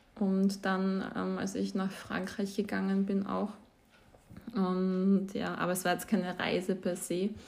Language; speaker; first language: German; early bilingual, other home language; Croatian